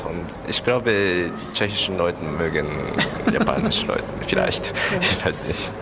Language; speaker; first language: German; non-native, learner; Japanese